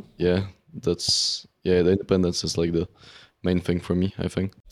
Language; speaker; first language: English; non-native, fluent; Czech